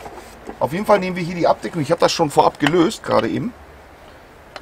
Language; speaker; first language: German; native; German